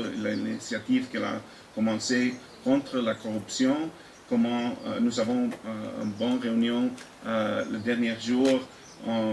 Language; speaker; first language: French; non-native, fluent; English